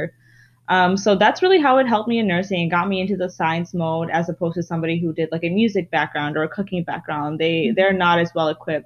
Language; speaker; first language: English; non-native, local second language; Bangla